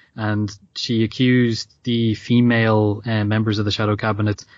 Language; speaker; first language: English; native; English